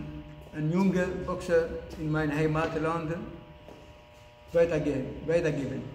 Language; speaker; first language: German; non-native, learner; Arabic